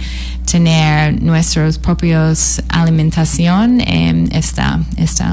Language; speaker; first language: Spanish; non-native, fluent; English